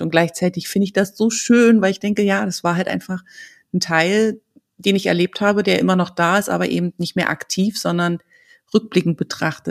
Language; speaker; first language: German; native; German